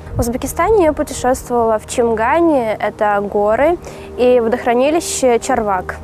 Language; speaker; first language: Russian; non-native, local second language; Uzbek